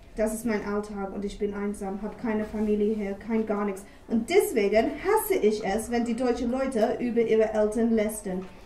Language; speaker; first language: German; non-native, fluent; English